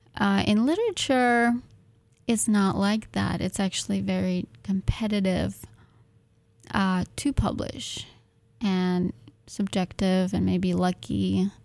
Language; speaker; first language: English; non-native, fluent; Russian